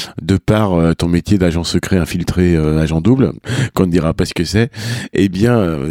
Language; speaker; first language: French; native; French